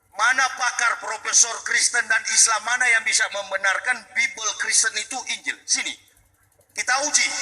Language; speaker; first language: Indonesian; native; Indonesian